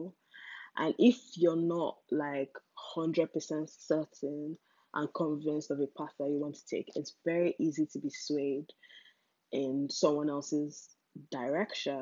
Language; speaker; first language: English; non-native, local second language; Yoruba